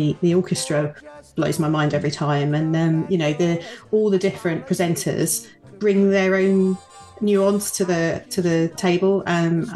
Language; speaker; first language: English; native; English